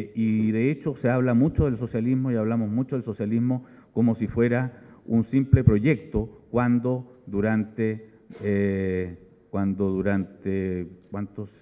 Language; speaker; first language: Spanish; native; Spanish